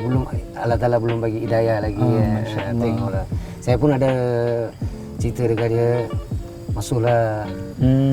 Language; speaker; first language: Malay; non-native, local second language; Tamil